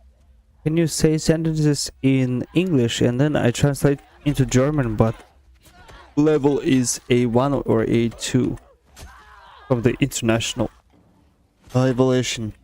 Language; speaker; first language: English; non-native, fluent; Russian